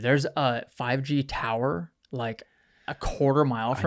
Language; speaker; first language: English; native; English